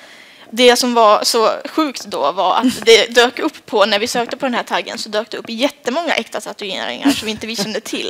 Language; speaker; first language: Swedish; native; Swedish